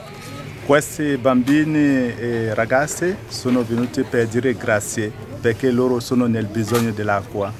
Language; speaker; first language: Italian; non-native, fluent; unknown